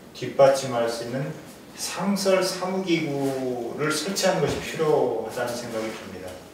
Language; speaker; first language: Korean; native; Korean